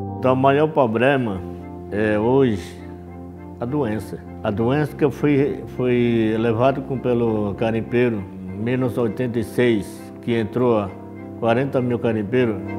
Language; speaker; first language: Portuguese; non-native, local second language; Yanomámi